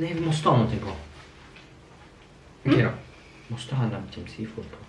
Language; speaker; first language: Swedish; early bilingual, other home language; Thai